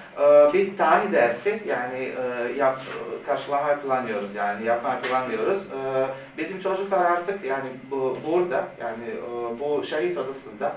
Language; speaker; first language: Turkish; non-native, fluent; Bosnian